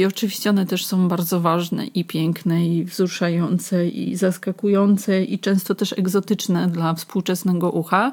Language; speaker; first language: Polish; native; Polish